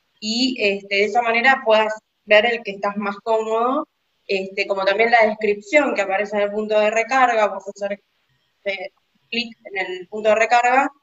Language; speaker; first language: Spanish; native; Spanish